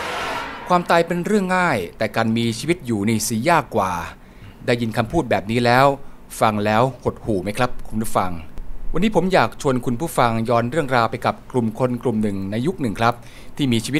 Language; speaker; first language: Thai; native; Thai